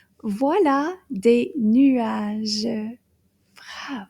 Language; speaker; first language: French; non-native, fluent; English